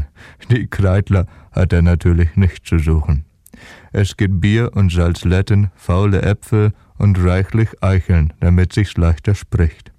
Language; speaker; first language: German; native; German